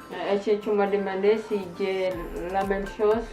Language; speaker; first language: French; non-native, learner; Indonesian